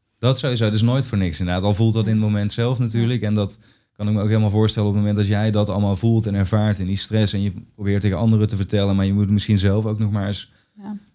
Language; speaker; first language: Dutch; native; Dutch